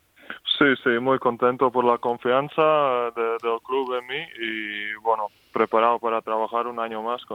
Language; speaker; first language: Spanish; non-native, fluent; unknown